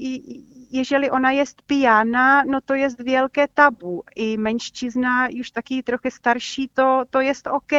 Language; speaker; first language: Polish; non-native, fluent; Czech